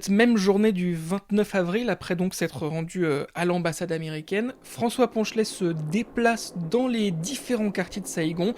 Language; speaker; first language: French; native; French